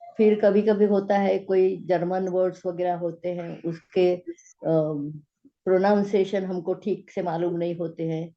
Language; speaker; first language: Hindi; non-native, local second language; Gujarati